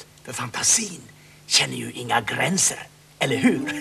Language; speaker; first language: Swedish; native; Swedish